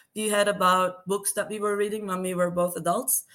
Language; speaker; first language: English; non-native, fluent; Turkish